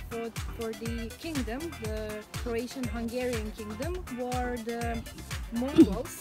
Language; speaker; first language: English; non-native, fluent; Croatian